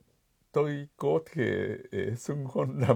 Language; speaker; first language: Vietnamese; non-native, fluent; Japanese